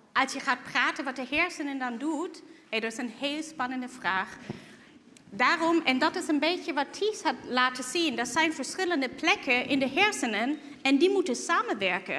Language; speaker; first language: Dutch; non-native, fluent; German